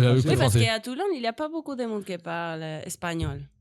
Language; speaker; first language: French; non-native, learner; Spanish